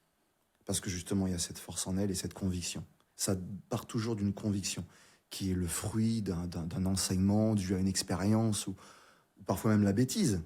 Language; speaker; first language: French; native; French